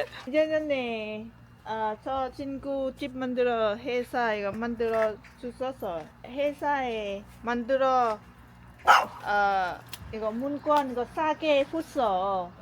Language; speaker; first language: Korean; non-native, learner; Lao